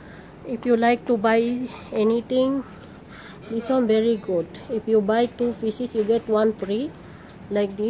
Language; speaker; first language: English; non-native, local second language; Filipino